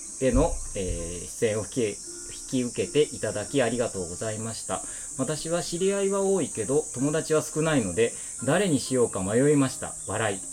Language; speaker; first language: Japanese; native; Japanese